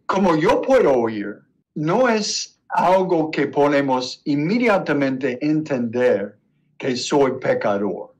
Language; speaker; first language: Spanish; non-native, learner; English